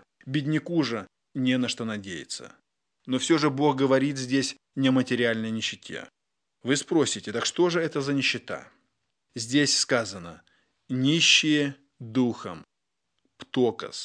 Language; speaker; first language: Russian; native; Russian